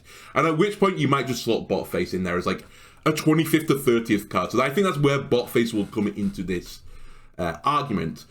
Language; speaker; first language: English; native; English